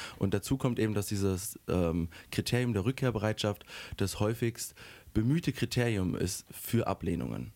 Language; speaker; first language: German; native; German